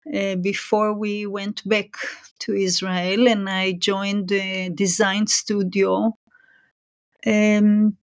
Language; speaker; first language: English; non-native, fluent; Hebrew